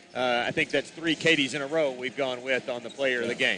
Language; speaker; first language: English; native; English